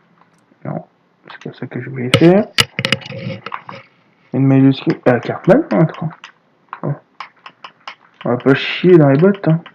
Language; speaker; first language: French; native; French